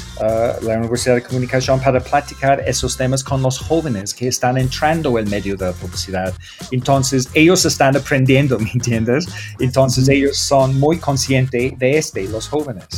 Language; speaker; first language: Spanish; non-native, fluent; English